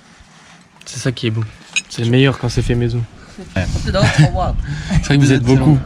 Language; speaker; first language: French; native; French